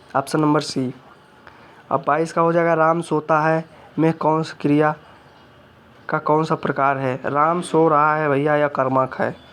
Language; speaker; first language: Hindi; native; Hindi